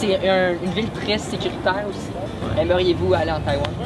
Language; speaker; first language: French; native; French